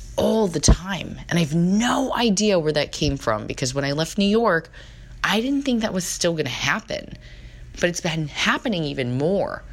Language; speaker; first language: English; native; English